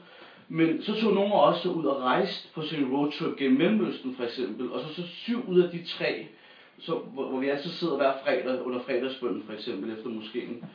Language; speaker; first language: Danish; native; Danish